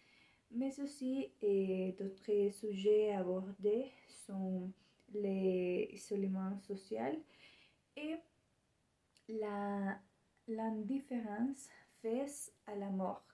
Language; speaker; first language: French; non-native, learner; Spanish